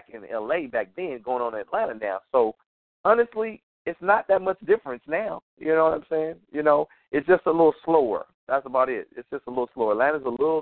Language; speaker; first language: English; native; English